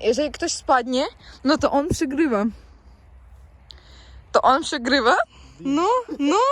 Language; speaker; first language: Polish; non-native, learner; Ukrainian